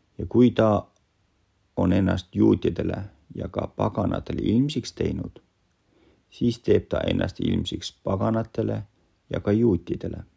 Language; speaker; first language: Estonian; non-native, local second language; Russian